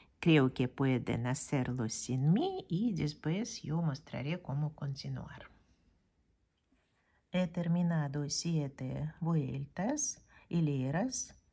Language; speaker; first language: Spanish; non-native, fluent; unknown